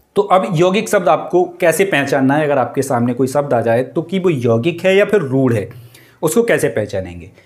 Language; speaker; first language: Hindi; native; Hindi